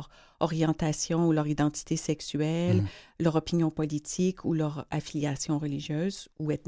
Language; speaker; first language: French; native; French